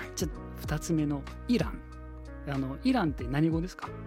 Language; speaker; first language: Japanese; non-native, fluent; Arabic